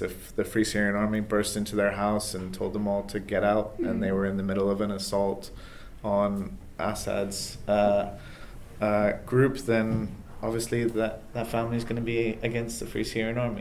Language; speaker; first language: English; native; English